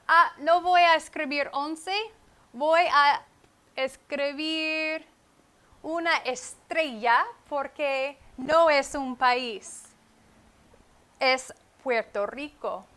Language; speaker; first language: Spanish; non-native, fluent; English